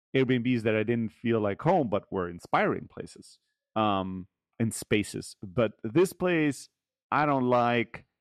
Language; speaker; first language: English; early bilingual, heritage; German